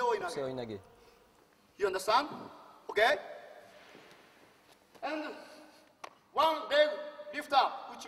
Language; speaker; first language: English; non-native, learner; Japanese